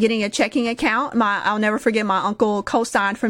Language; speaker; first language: English; native; English